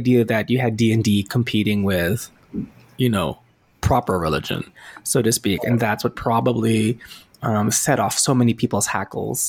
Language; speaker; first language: English; non-native, local second language; Filipino